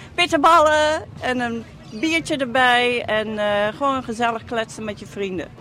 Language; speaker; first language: Dutch; native; Dutch